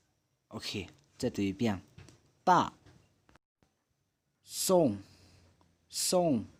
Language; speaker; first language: Chinese; non-native, fluent; Hmong